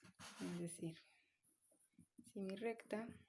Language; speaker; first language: Spanish; native; Spanish